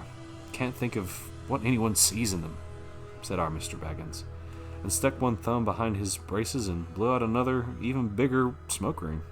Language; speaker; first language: English; native; English